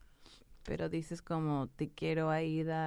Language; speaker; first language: Spanish; early bilingual, heritage; English